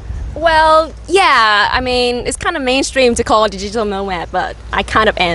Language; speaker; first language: English; non-native, fluent; Slovak